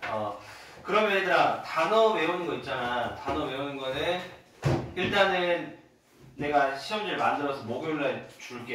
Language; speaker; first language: Korean; native; Korean